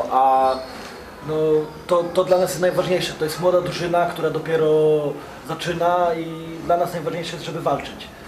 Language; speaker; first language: Polish; non-native, fluent; Serbian